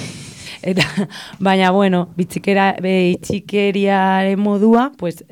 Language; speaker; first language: Basque; non-native, local second language; Spanish